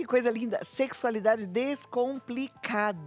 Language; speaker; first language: Portuguese; native; Portuguese